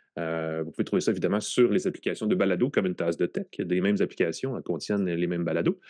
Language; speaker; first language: French; native; French